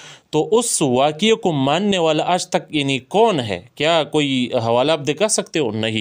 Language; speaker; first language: Urdu; native; Urdu